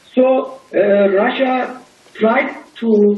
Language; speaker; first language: English; non-native, learner; Turkish